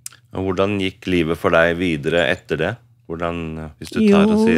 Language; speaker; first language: Norwegian; native; Norwegian